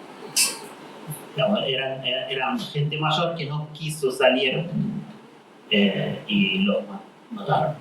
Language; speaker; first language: Spanish; non-native, fluent; Arabic